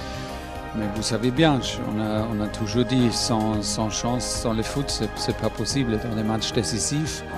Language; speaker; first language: French; non-native, fluent; German